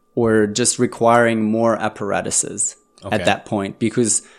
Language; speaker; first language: English; non-native, fluent; German